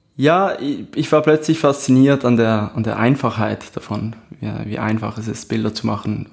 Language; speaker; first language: German; native; German